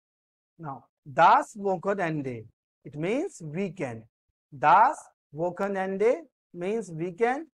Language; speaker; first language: German; non-native, fluent; Hindi